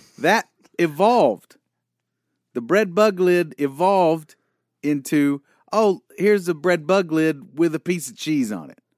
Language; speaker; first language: English; native; English